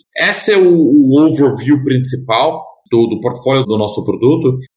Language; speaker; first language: Portuguese; non-native, fluent; German